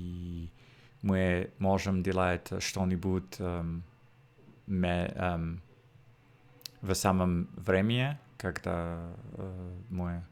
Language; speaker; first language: Russian; non-native, learner; English